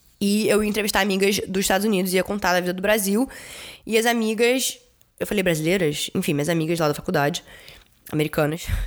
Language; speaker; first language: Portuguese; early bilingual, heritage; Portuguese